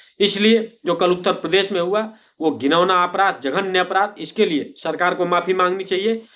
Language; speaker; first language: Hindi; native; Hindi